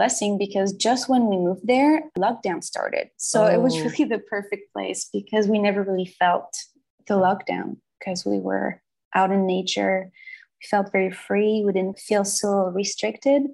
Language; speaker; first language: English; non-native, fluent; French